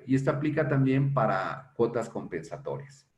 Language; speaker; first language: Spanish; native; Spanish